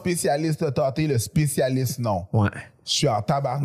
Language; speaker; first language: French; native; French